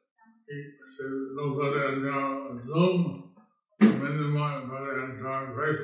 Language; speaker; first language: Spanish; non-native, learner; English